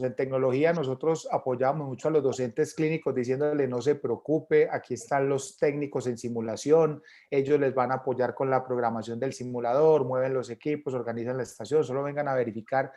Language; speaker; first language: Spanish; native; Spanish